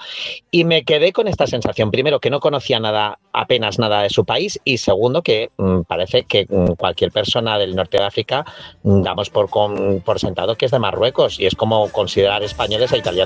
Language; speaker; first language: Spanish; native; Spanish